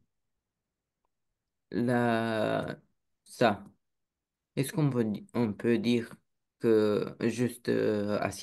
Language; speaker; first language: French; non-native, learner; Romanian